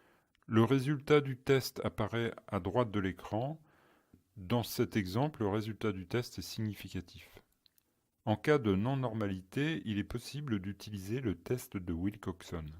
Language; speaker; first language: French; native; French